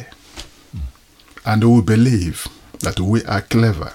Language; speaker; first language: English; non-native, local second language; Igbo